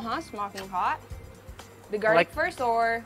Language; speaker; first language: English; non-native, fluent; Indonesian